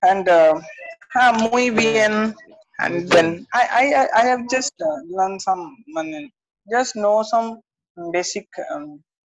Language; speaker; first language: English; non-native, learner; Bangla